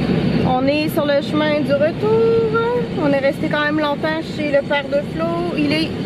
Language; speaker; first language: French; native; French